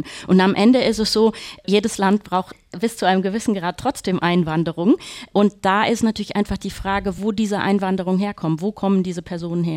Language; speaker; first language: German; native; German